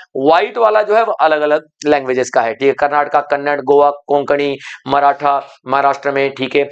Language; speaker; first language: Hindi; native; Hindi